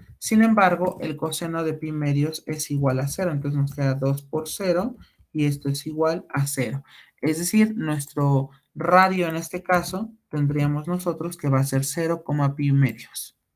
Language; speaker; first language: Spanish; native; Spanish